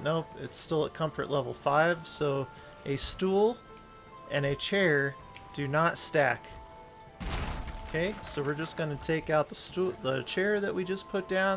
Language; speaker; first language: English; native; English